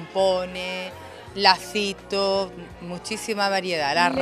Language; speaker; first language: Spanish; native; Spanish